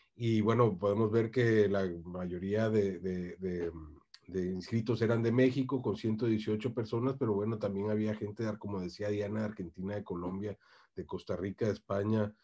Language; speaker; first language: Spanish; native; Spanish